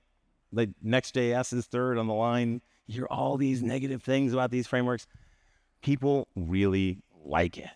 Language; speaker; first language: English; native; English